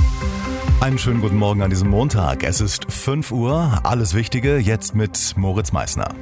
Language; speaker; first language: German; native; German